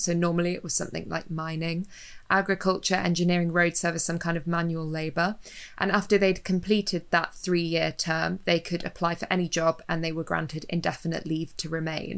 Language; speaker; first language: English; native; English